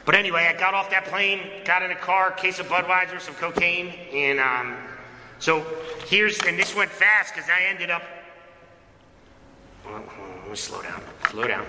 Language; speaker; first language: English; native; English